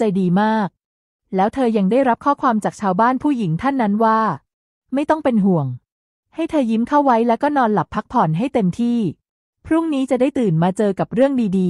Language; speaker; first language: Thai; native; Thai